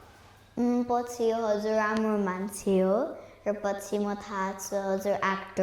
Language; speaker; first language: Nepali; early bilingual, heritage; Nepali